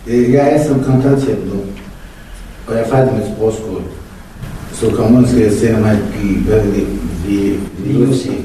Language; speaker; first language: Danish; non-native, learner; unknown